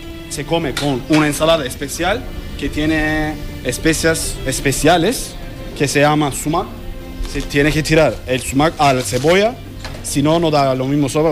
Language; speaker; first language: Spanish; non-native, learner; Turkish